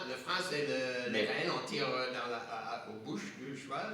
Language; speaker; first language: French; non-native, fluent; English